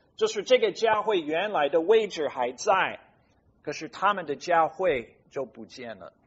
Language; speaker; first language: Chinese; non-native, fluent; English